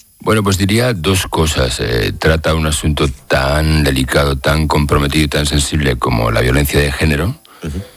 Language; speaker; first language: Spanish; native; Spanish